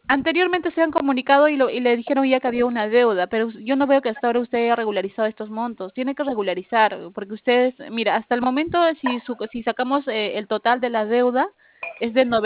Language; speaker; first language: Spanish; native; Spanish